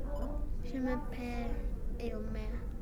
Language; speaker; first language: French; non-native, learner; English